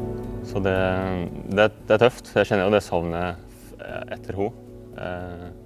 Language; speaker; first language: Norwegian; native; Norwegian